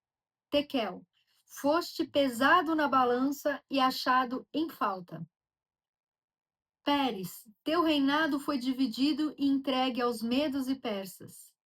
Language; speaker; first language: Portuguese; native; Portuguese